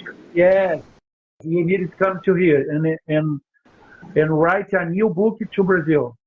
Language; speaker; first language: English; non-native, learner; Portuguese